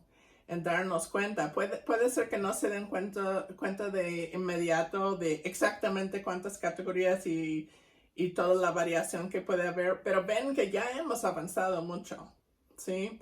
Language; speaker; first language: Spanish; non-native, fluent; English